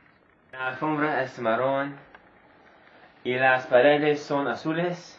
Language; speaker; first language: Spanish; non-native, learner; English